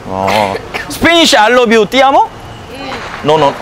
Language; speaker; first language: English; non-native, learner; Korean